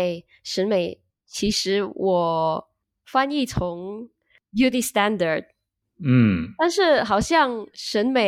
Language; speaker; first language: Chinese; non-native, learner; Indonesian